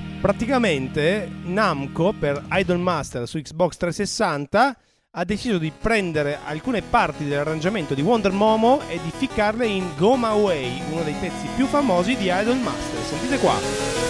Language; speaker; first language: Italian; native; Italian